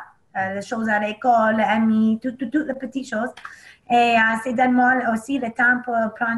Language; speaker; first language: French; non-native, learner; English